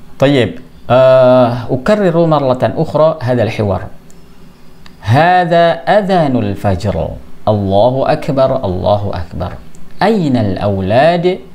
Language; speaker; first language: Arabic; non-native, fluent; Indonesian